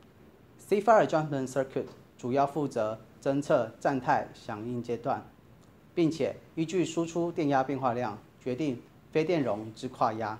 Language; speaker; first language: Chinese; native; Chinese